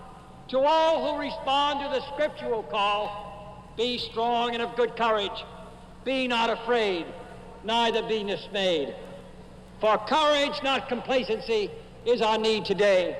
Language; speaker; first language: English; native; English